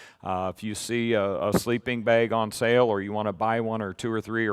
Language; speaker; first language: English; native; English